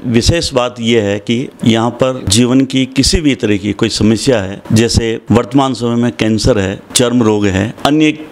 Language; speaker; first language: Hindi; native; Hindi